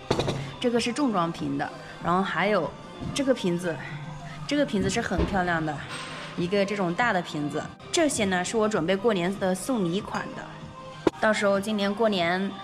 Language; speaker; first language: Chinese; native; Chinese